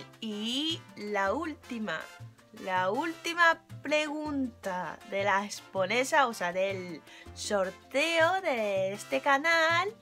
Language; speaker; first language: Spanish; non-native, fluent; Japanese